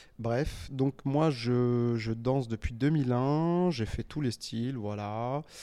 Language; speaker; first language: French; native; French